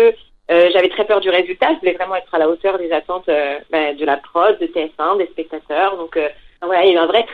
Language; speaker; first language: French; native; French